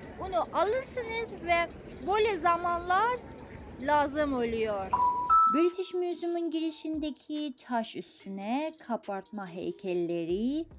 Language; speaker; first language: Turkish; non-native, fluent; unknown